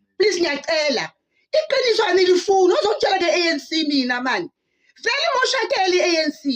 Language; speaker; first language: Zulu; non-native, local second language; Southern Sotho